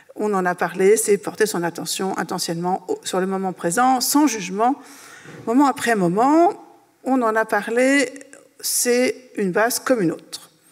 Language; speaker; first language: French; native; French